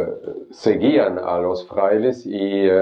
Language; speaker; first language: Spanish; non-native, fluent; German